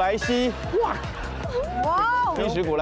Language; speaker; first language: Chinese; native; Chinese